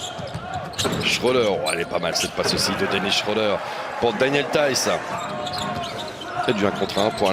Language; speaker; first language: French; native; French